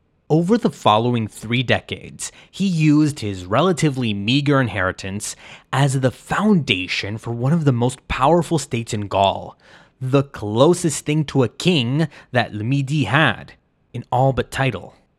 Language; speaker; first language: English; native; English